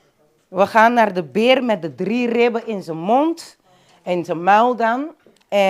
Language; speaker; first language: Dutch; non-native, local second language; Papiamento